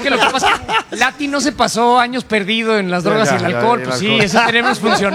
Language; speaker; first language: Spanish; native; Spanish